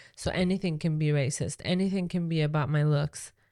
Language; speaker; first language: English; non-native, fluent; Persian